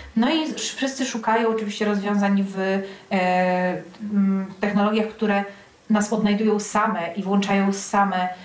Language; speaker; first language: Polish; native; Polish